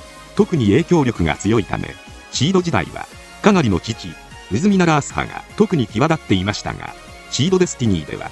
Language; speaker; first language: Japanese; native; Japanese